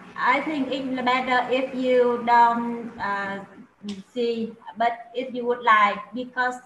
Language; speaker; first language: English; non-native, learner; Vietnamese